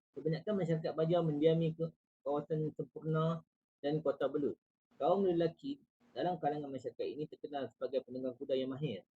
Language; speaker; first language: Malay; native; Malay